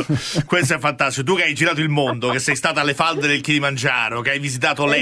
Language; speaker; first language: Italian; native; Italian